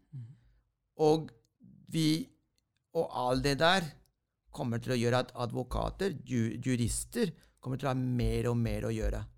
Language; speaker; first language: Norwegian; non-native, fluent; Spanish